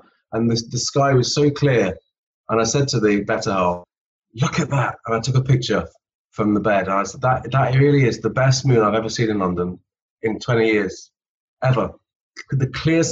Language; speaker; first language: English; native; English